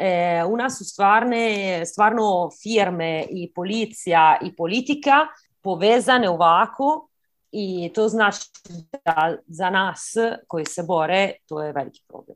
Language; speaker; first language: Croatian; early bilingual, heritage; Croatian